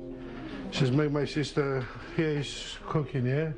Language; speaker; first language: English; non-native, learner; Romanian